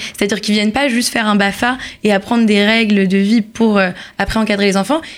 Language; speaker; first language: French; native; French